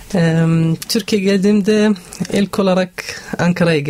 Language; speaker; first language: Turkish; non-native, learner; Arabic